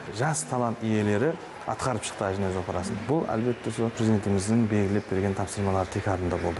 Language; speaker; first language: Uzbek; non-native, local second language; Kara-Kalpak